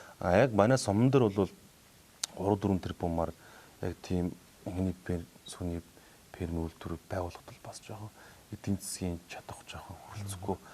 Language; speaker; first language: Mongolian; native; Mongolian